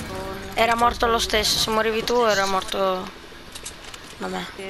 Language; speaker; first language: Italian; native; Italian